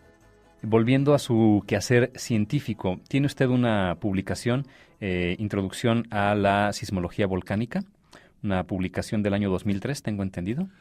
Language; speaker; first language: Spanish; native; Spanish